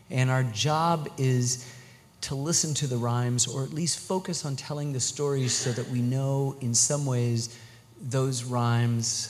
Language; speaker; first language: English; native; English